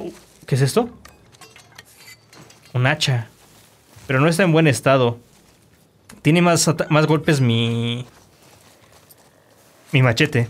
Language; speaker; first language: Spanish; native; Spanish